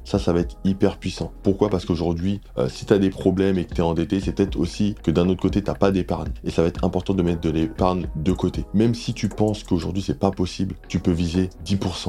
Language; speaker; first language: French; native; French